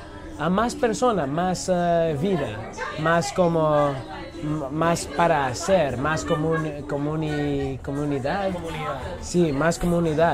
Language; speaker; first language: Spanish; non-native, learner; English